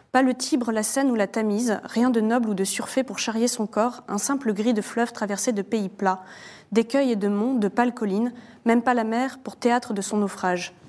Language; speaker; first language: French; native; French